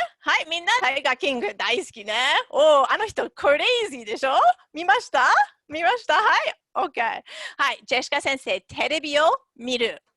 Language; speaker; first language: Japanese; non-native, fluent; English